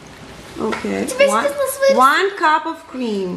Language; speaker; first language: English; non-native, fluent; Russian